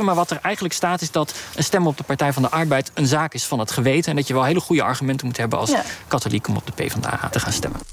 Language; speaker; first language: Dutch; native; Dutch